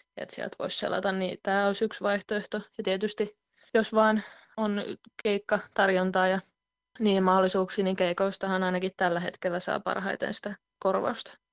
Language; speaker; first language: Finnish; native; Finnish